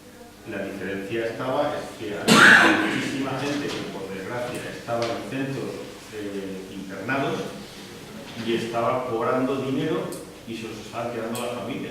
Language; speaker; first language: Spanish; native; Spanish